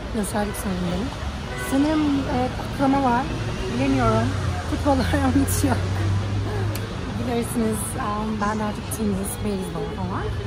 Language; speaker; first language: Turkish; non-native, learner; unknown